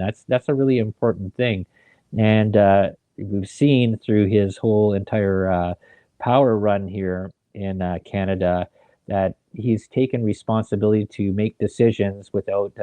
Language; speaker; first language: English; native; English